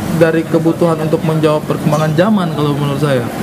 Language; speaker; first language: Indonesian; native; Indonesian